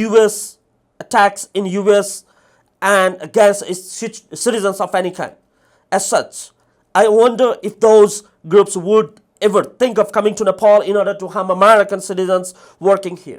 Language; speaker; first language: English; non-native, fluent; Nepali